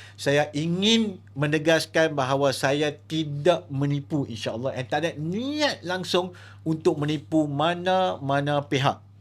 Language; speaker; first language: Malay; native; Malay